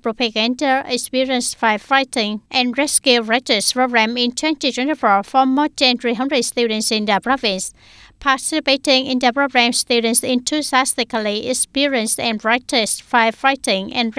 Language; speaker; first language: English; non-native, fluent; Vietnamese